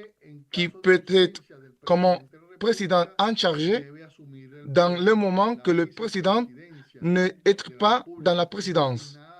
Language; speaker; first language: French; non-native, learner; Spanish